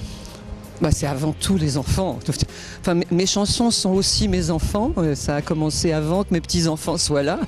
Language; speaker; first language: French; native; French